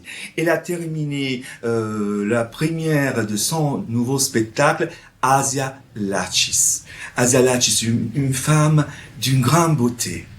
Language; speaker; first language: French; non-native, fluent; Italian